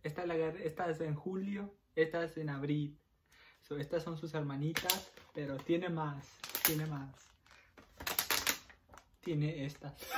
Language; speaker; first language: Spanish; early bilingual, heritage; Spanish